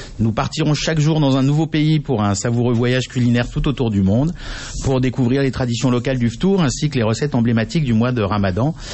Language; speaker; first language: French; native; French